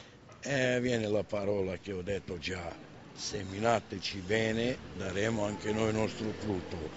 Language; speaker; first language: Italian; non-native, fluent; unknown